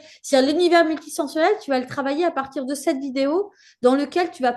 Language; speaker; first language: French; native; French